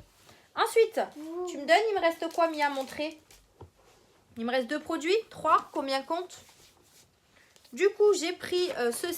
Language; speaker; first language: French; native; French